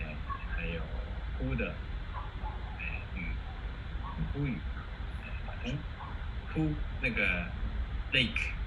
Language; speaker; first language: Chinese; non-native, fluent; Japanese